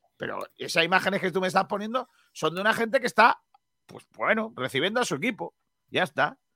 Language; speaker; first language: Spanish; native; Spanish